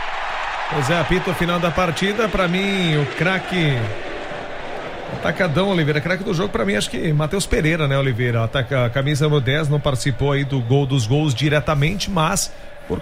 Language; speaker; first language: Portuguese; native; Portuguese